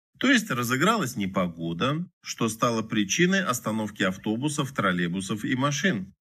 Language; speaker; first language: Russian; native; Russian